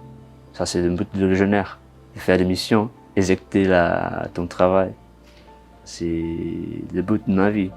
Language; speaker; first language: French; non-native, learner; Portuguese